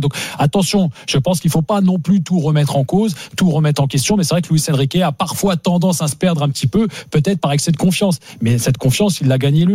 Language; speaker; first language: French; native; French